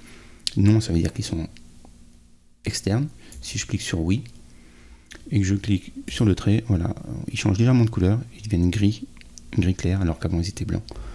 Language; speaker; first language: French; native; French